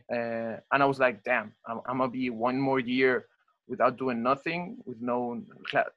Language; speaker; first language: English; non-native, fluent; Spanish